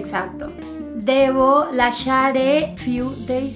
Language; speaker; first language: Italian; non-native, learner; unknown